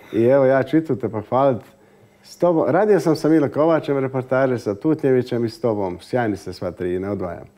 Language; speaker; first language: Croatian; native; Croatian